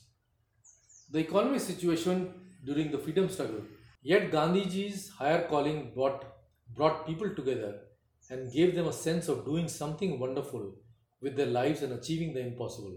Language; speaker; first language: English; non-native, local second language; Hindi